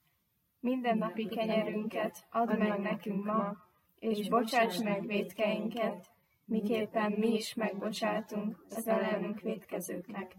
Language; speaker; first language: Hungarian; native; Hungarian